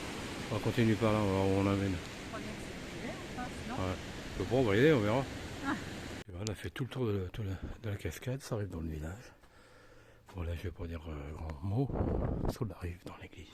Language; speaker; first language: French; native; French